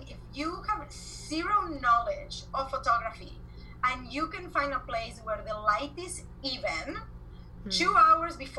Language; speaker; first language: English; non-native, fluent; Spanish